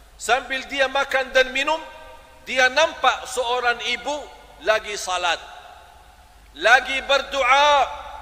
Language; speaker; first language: Malay; non-native, fluent; Arabic